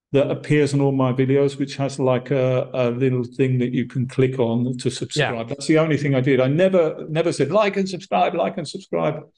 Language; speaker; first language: English; native; English